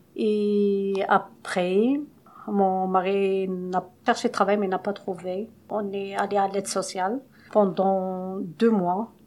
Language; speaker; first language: French; non-native, local second language; Arabic